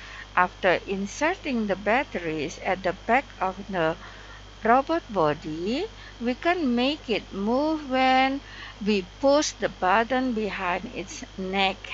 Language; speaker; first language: English; non-native, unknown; Indonesian